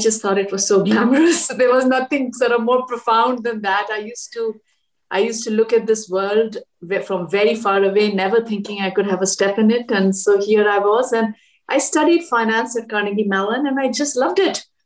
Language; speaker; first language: English; non-native, local second language; Hindi